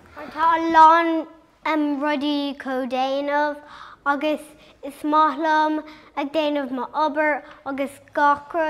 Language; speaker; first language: Irish; non-native, local second language; English